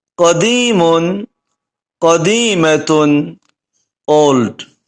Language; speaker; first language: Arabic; non-native, learner; Bangla